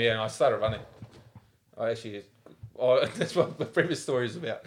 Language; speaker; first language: English; non-native, local second language; Afrikaans